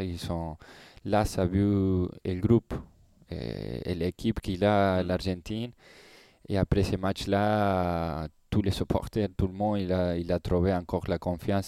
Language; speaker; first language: French; non-native, learner; Spanish